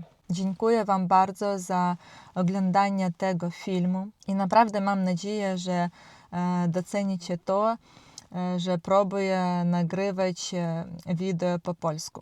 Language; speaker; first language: Polish; non-native, learner; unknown